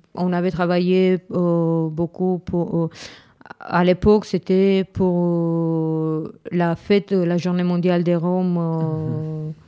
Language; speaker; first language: French; non-native, fluent; Romanian